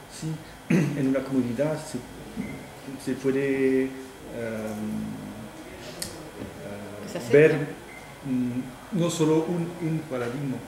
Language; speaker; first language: Spanish; non-native, fluent; French